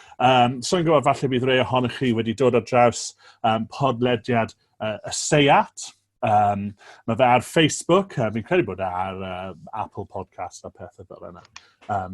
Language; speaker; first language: Welsh; native; Welsh